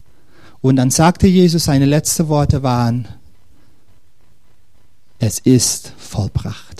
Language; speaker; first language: German; non-native, fluent; Dutch